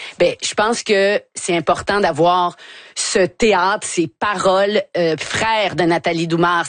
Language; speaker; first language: French; native; French